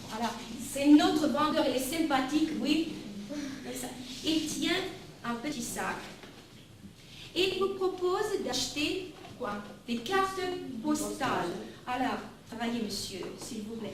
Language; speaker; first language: French; non-native, fluent; Russian